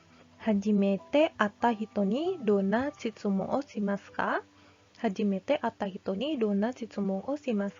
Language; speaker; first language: Japanese; non-native, fluent; Indonesian